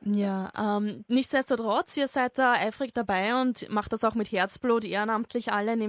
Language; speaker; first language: German; native; German